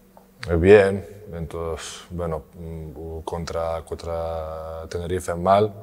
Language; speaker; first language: Spanish; non-native, learner; Serbian